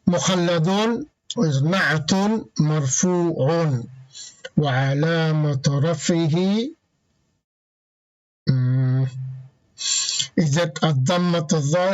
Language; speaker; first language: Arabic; non-native, fluent; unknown